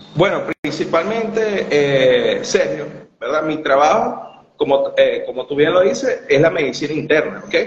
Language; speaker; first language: Spanish; native; Spanish